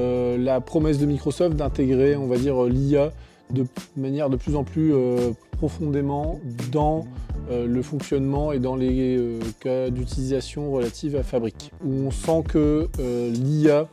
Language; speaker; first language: French; native; French